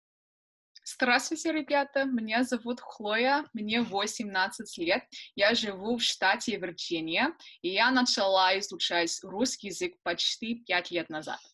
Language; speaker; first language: Russian; non-native, learner; English